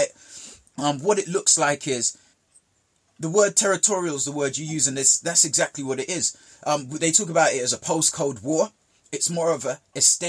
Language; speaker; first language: English; early bilingual, other home language; Jamaican Creole English